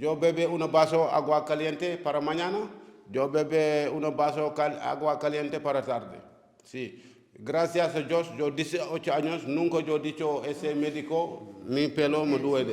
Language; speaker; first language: Spanish; non-native, learner; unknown